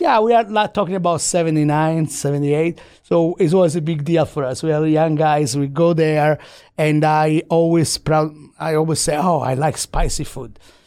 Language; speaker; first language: English; non-native, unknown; Italian